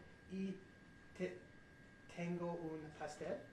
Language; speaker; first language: Spanish; non-native, learner; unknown